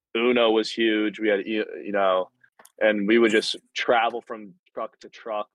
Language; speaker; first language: English; native; English